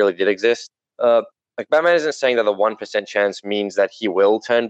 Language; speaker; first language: English; native; English